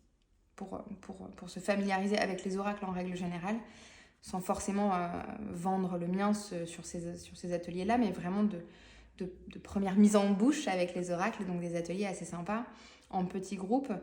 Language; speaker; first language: French; native; French